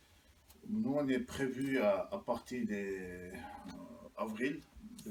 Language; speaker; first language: French; non-native, learner; Chechen